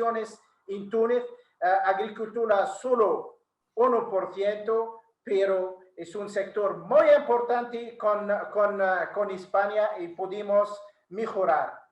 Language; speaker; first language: Spanish; non-native, fluent; Arabic